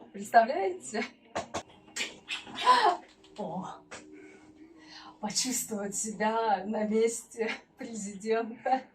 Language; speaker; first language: Russian; native; Russian